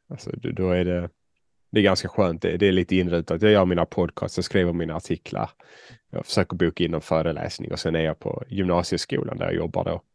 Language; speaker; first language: Swedish; native; Swedish